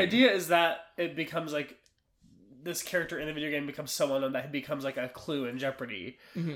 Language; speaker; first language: English; native; English